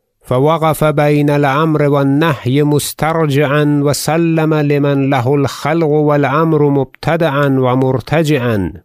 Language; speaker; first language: Arabic; non-native, fluent; Persian